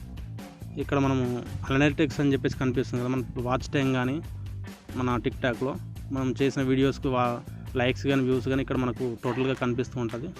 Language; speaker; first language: Telugu; native; Telugu